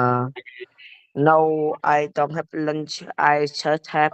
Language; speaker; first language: English; non-native, learner; Vietnamese